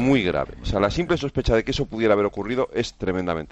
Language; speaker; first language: Spanish; native; Spanish